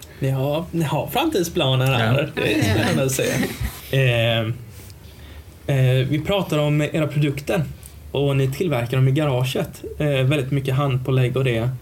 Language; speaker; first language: Swedish; native; Swedish